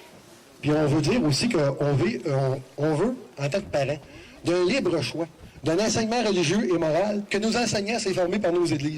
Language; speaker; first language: French; native; French